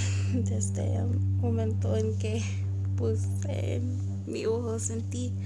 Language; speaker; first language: Spanish; non-native, learner; English